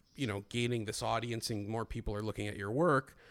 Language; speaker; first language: English; non-native, fluent; Greek